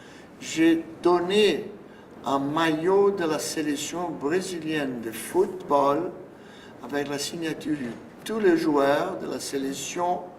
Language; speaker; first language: French; non-native, fluent; Portuguese